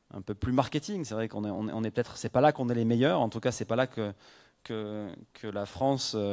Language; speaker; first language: French; native; French